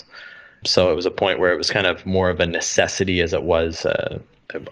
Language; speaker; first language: English; native; English